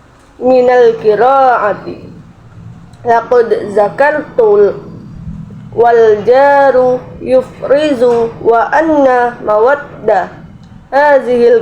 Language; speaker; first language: Arabic; non-native, learner; Indonesian